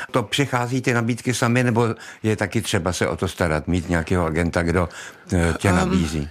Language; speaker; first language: Czech; native; Czech